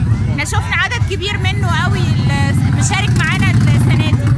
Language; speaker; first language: Arabic; native; Arabic